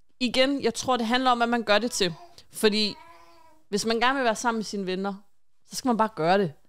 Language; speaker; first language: Danish; native; Danish